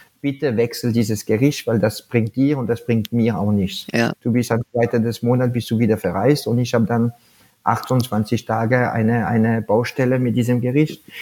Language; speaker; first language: German; non-native, fluent; French